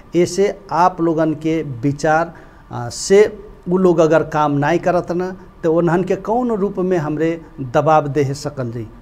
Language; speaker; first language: Bhojpuri; non-native, local second language; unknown